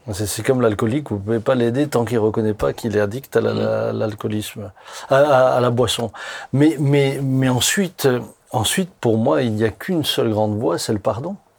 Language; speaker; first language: French; native; French